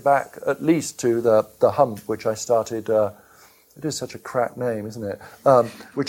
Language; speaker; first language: English; native; English